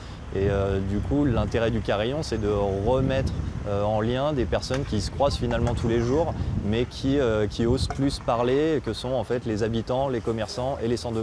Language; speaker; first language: French; native; French